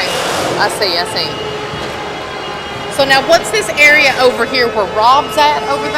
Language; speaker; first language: English; native; English